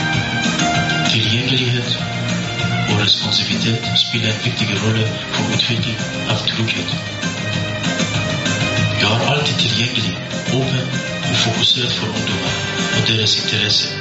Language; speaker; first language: Norwegian; non-native, learner; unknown